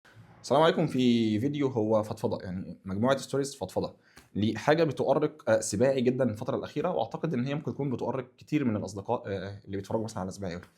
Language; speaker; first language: Arabic; native; Arabic